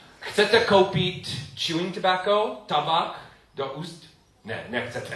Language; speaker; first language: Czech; non-native, learner; English